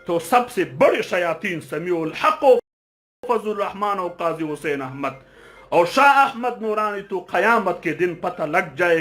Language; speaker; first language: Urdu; non-native, fluent; Pashto